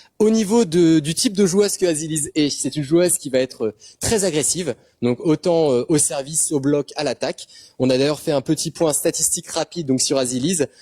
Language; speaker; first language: French; native; French